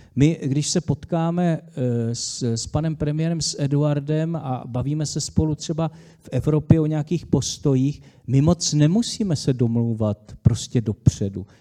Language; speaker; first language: Czech; native; Czech